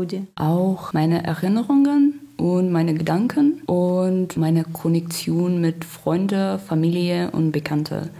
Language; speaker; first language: German; non-native, fluent; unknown